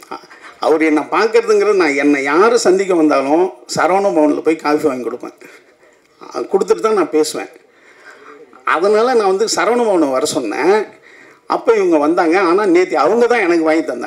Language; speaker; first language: Tamil; native; Tamil